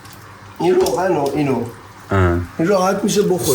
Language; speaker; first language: Persian; native; Persian